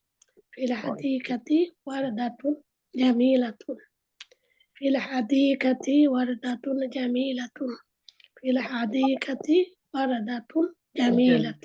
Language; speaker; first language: Arabic; non-native, learner; Bangla